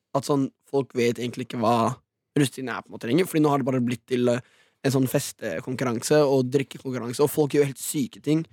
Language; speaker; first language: Norwegian; early bilingual, other home language; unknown